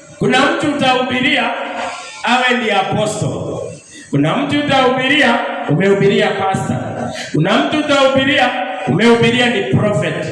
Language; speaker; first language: Swahili; non-native, local second language; Luyia